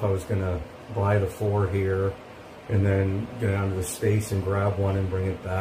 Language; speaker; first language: English; native; English